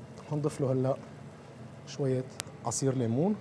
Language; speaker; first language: Arabic; native; Arabic